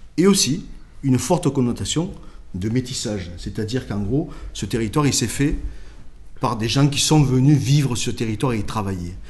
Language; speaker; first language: French; native; French